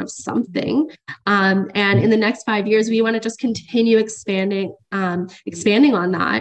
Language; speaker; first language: English; native; English